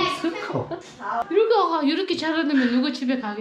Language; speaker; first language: Korean; non-native, fluent; Uzbek